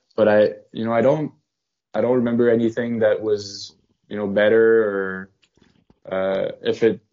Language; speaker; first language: English; non-native, fluent; French